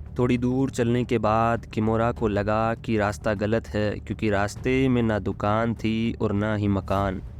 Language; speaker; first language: Hindi; native; Hindi